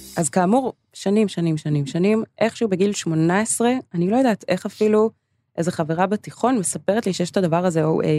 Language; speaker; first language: Hebrew; early bilingual, other home language; English